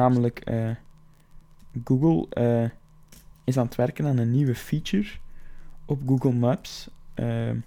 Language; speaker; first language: Dutch; native; Dutch